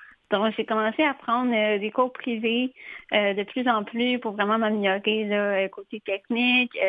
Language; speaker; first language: French; native; French